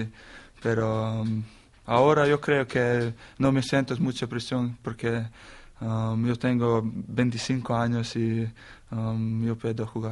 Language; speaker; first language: Spanish; non-native, learner; Slovenian